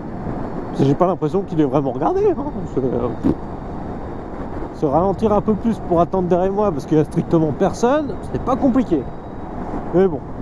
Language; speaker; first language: French; native; French